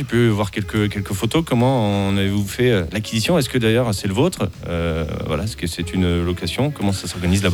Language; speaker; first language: French; native; French